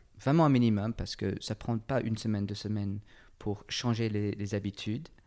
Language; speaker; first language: French; non-native, fluent; English